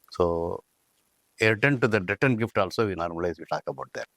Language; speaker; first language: English; non-native, local second language; Tamil